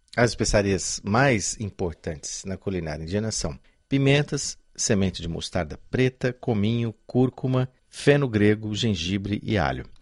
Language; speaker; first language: Portuguese; native; Portuguese